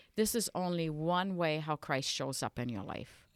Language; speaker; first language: English; non-native, fluent; German